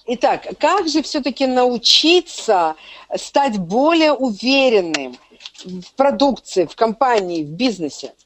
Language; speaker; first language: Russian; native; Russian